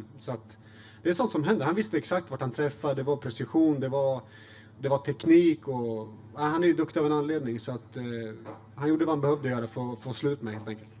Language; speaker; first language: Swedish; native; Swedish